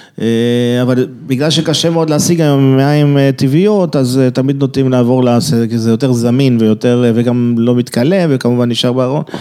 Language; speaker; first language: Hebrew; early bilingual, other home language; French